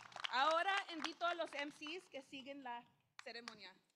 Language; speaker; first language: Spanish; non-native, learner; English